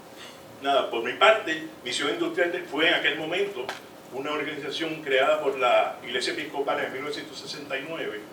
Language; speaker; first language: Spanish; native; Spanish